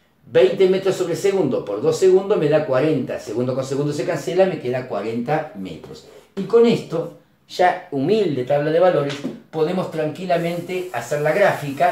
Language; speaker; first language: Spanish; native; Spanish